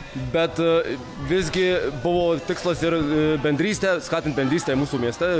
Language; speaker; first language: Lithuanian; native; Lithuanian